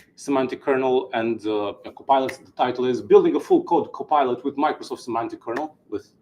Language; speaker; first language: English; non-native, fluent; Romanian